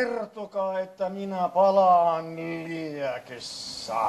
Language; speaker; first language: Finnish; non-native, learner; Arabic